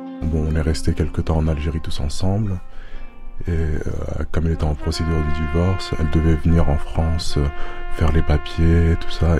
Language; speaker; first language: French; early bilingual, other home language; Arabic